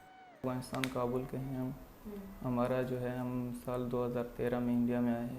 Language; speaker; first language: Hindi; non-native, fluent; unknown